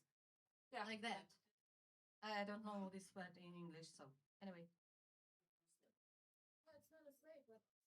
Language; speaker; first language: English; non-native, fluent; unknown